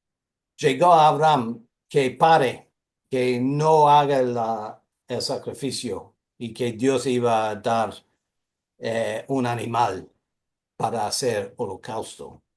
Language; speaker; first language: Spanish; non-native, fluent; English